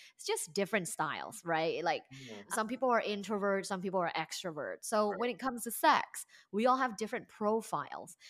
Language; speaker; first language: English; non-native, fluent; Thai